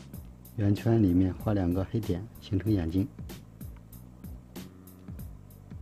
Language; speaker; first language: Chinese; native; Chinese